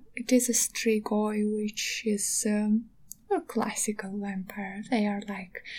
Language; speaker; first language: English; non-native, learner; Ukrainian